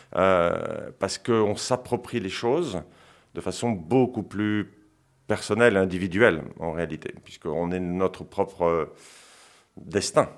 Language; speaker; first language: French; early bilingual, other home language; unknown